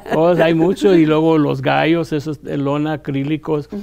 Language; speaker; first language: Spanish; native; Spanish